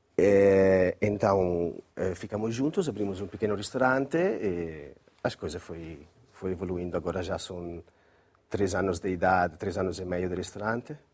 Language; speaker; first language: Portuguese; non-native, fluent; Italian